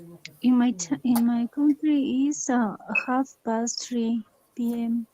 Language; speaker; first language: English; non-native, learner; Spanish